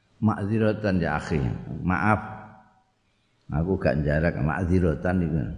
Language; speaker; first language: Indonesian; non-native, local second language; Javanese